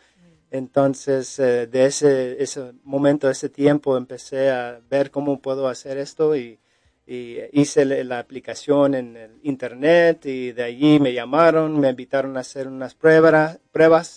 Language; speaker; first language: Spanish; early bilingual, heritage; Spanish